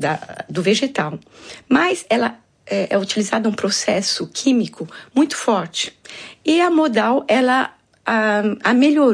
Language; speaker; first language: Portuguese; non-native, fluent; French